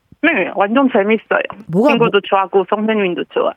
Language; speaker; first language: Korean; non-native, learner; Chinese